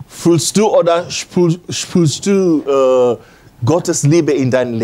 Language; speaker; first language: German; non-native, learner; English